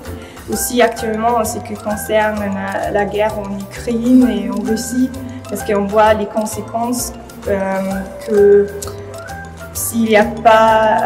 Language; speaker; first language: French; non-native, fluent; German